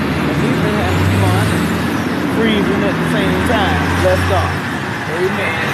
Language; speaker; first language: English; native; English